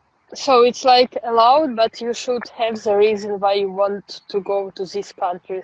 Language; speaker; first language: English; non-native, fluent; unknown